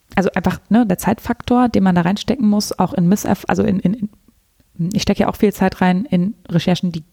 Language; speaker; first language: German; native; German